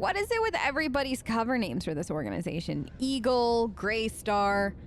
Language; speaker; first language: English; native; English